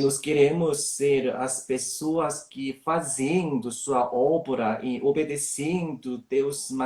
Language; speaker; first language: Portuguese; non-native, learner; Korean